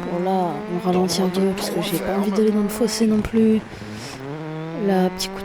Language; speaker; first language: French; native; French